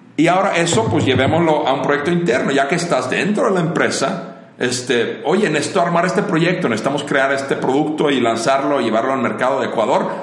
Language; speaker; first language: Spanish; non-native, fluent; Finnish